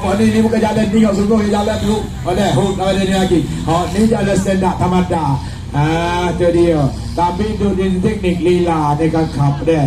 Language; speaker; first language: Malay; native; Malay